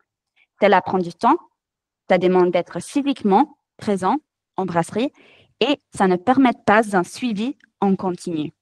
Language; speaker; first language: French; non-native, fluent; English